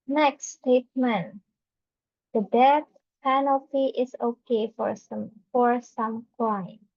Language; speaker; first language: English; non-native, fluent; Indonesian